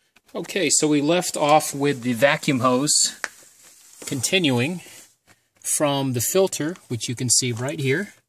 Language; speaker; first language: English; native; English